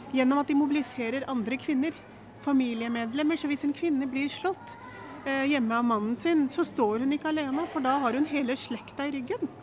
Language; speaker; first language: Norwegian; early bilingual, other home language; Urdu